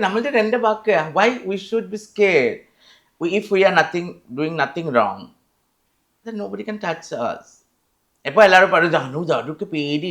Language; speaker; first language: Malayalam; non-native, fluent; Assamese